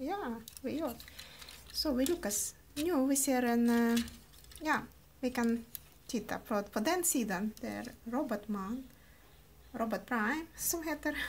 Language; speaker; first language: Swedish; non-native, learner; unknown